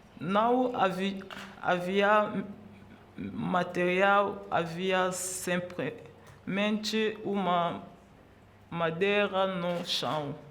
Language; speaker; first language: Portuguese; non-native, learner; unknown